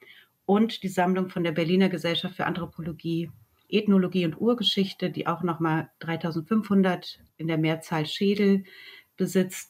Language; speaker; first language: German; native; German